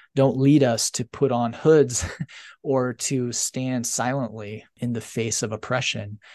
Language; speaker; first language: English; native; English